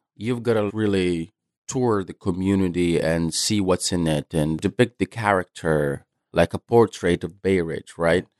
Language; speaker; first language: English; non-native, fluent; Arabic